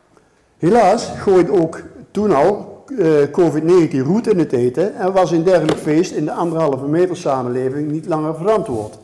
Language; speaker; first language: Dutch; native; Dutch